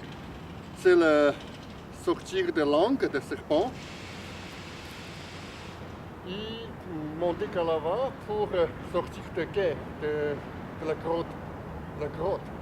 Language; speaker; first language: French; non-native, fluent; Chinese